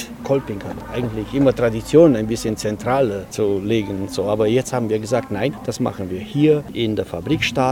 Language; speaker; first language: German; non-native, fluent; Romanian